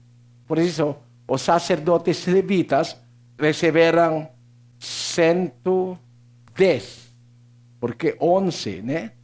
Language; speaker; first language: Portuguese; non-native, learner; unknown